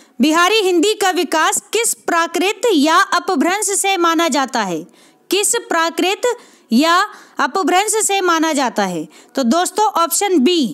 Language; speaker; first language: Hindi; native; Hindi